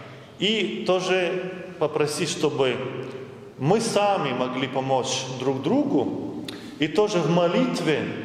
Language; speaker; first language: Russian; non-native, fluent; Lithuanian